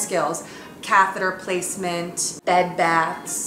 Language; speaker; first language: English; early bilingual, other home language; Italian